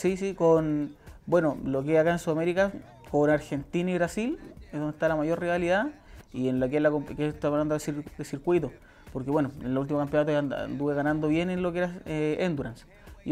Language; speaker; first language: Spanish; native; Spanish